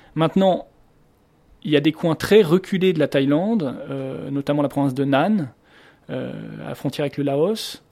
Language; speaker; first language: French; native; French